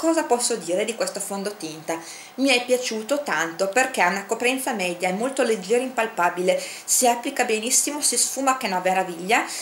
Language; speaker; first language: Italian; native; Italian